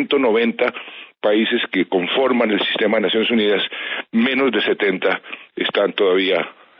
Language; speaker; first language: Spanish; native; Spanish